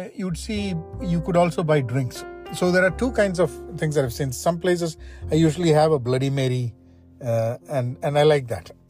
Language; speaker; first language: English; non-native, local second language; Malayalam